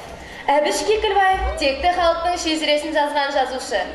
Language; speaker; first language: Kazakh; native; Kazakh